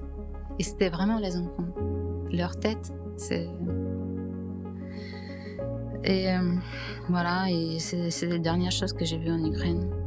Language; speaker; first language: French; non-native, fluent; Ukrainian